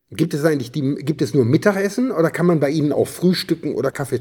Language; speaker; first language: German; native; German